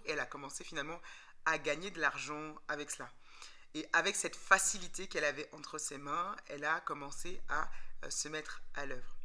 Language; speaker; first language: French; native; French